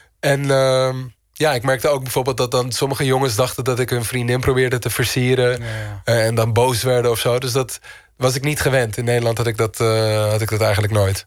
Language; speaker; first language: Dutch; early bilingual, other home language; Turkish